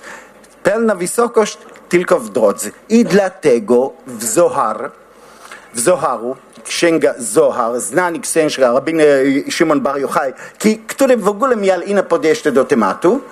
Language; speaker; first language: Polish; non-native, learner; Hebrew